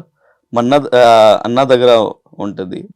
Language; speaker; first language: Telugu; non-native, learner; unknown